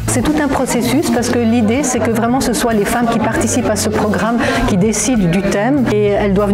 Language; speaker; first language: French; native; French